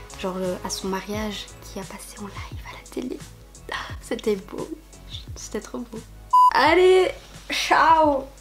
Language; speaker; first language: French; native; French